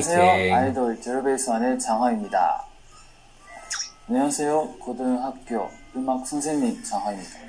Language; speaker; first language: Korean; non-native, fluent; Chinese